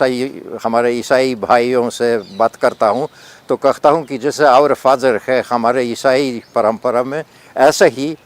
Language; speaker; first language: Hindi; non-native, fluent; Polish